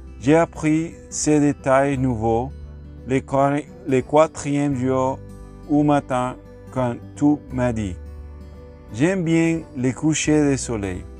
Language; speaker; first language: French; non-native, learner; Spanish